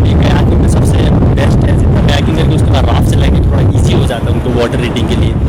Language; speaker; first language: Hindi; native; Hindi